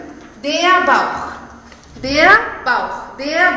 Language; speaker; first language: German; non-native, fluent; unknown